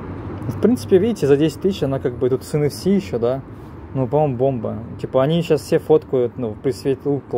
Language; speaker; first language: Russian; native; Russian